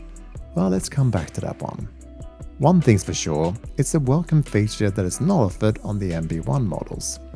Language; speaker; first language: English; native; English